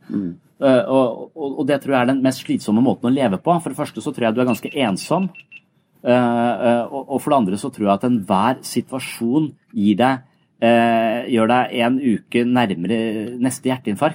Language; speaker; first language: Norwegian; native; Norwegian